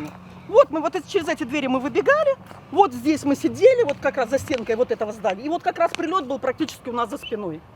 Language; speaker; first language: Russian; native; Russian